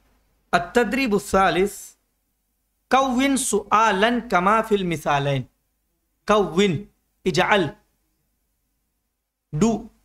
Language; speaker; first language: Arabic; non-native, learner; Urdu